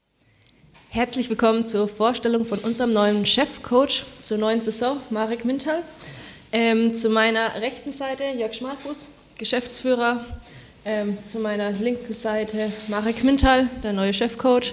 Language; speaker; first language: German; native; German